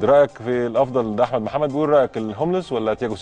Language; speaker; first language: Arabic; native; Arabic